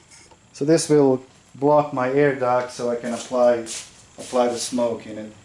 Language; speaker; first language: English; non-native, fluent; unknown